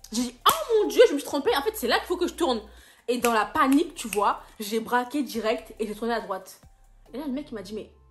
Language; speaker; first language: French; native; French